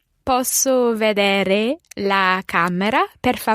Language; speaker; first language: Italian; non-native, learner; English